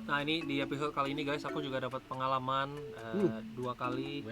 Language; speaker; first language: Indonesian; native; Indonesian